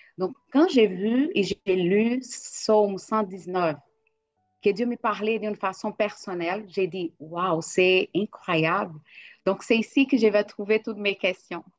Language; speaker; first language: French; non-native, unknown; Portuguese